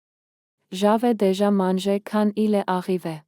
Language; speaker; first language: French; non-native, fluent; Armenian